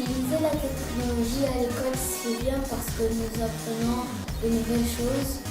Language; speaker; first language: French; non-native, fluent; Arabic